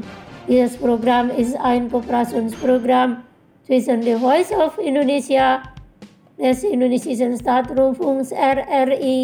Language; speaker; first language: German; non-native, fluent; Indonesian